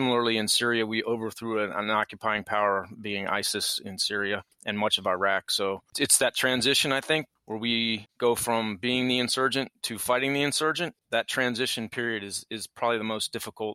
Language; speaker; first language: English; native; English